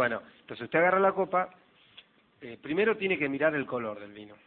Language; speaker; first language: Spanish; native; Spanish